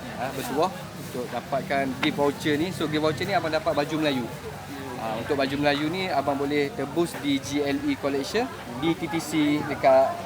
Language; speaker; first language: Malay; native; Malay